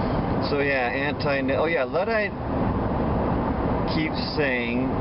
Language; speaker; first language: English; native; English